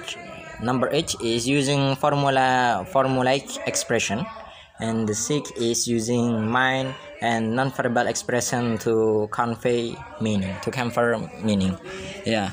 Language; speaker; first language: English; non-native, learner; Indonesian